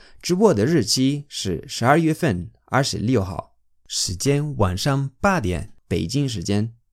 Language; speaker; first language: Chinese; non-native, fluent; Spanish